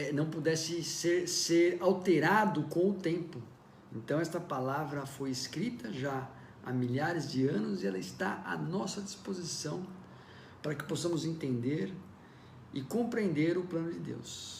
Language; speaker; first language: Portuguese; native; Portuguese